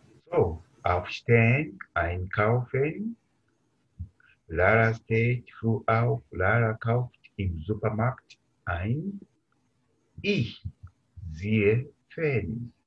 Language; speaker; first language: German; non-native, fluent; Bemba